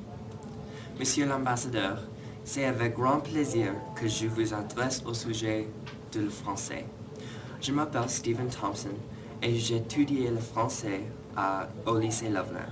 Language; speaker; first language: French; non-native, learner; English